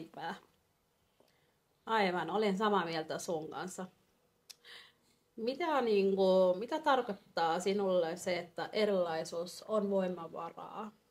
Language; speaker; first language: Finnish; non-native, fluent; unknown